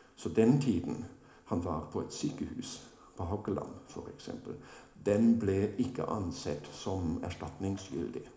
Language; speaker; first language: Norwegian; non-native, fluent; German